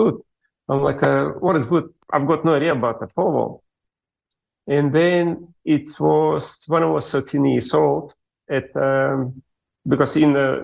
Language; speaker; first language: English; non-native, fluent; Russian